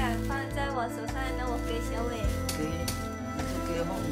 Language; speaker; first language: Chinese; non-native, learner; Lao